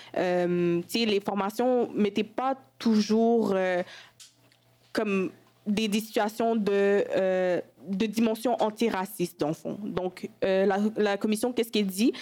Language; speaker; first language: French; early bilingual, other home language; Wolof